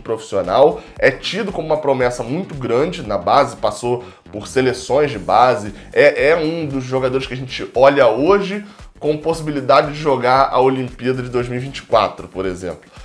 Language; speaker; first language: Portuguese; native; Portuguese